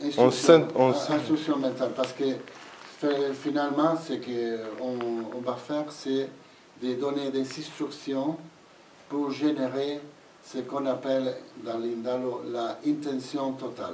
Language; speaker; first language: French; non-native, fluent; Spanish